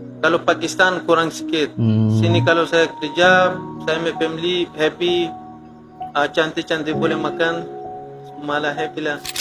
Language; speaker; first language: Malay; non-native, learner; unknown